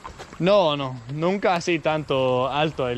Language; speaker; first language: Spanish; non-native, learner; Danish